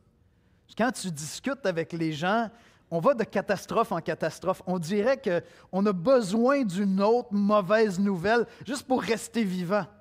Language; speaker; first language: French; native; French